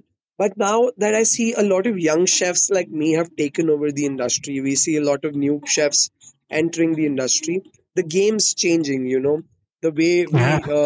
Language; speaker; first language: English; non-native, local second language; Hindi